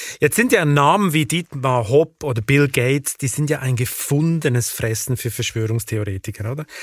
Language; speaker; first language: German; native; German